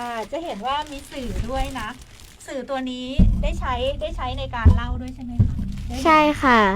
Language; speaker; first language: Thai; native; Thai